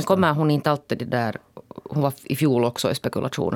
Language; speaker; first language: Swedish; native; Swedish